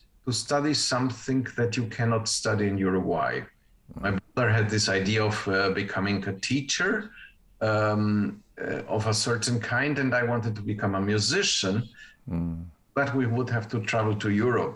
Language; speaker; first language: English; non-native, fluent; Spanish